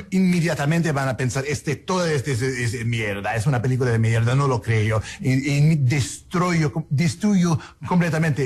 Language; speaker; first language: Spanish; non-native, learner; English